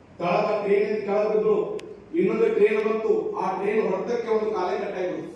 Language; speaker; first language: Kannada; native; Kannada